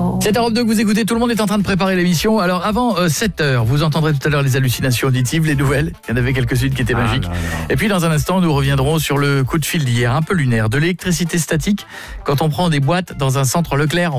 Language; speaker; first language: French; native; French